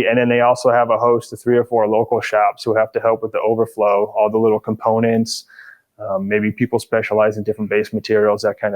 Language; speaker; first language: English; native; English